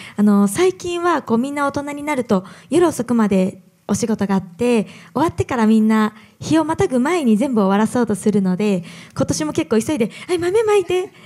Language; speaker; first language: Japanese; native; Japanese